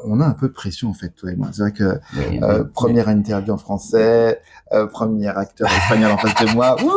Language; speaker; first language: French; native; French